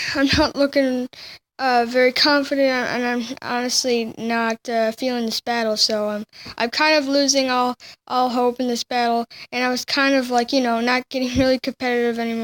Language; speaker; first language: English; native; English